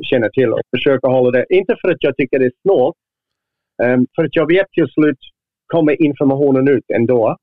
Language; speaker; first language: Swedish; non-native, fluent; English